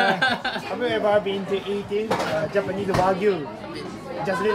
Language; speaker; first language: English; non-native, learner; Japanese